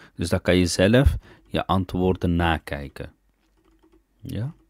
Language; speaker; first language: Dutch; early bilingual, other home language; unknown